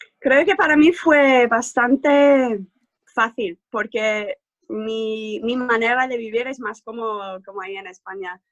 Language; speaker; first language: Spanish; non-native, fluent; English